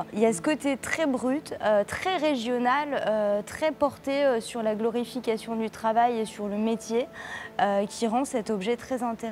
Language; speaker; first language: French; native; French